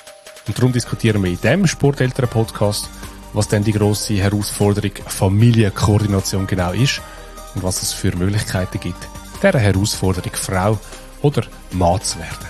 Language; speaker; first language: German; native; German